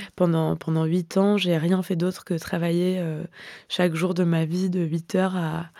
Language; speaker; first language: French; native; French